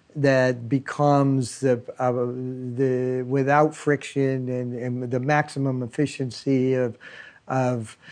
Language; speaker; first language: English; native; English